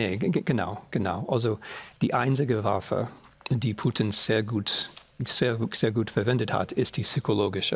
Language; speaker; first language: German; non-native, fluent; English